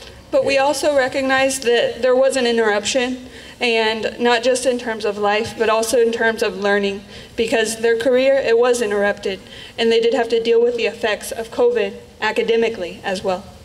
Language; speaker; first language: English; native; English